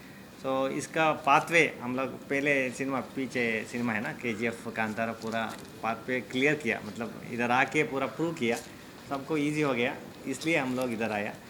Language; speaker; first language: Hindi; non-native, local second language; Kannada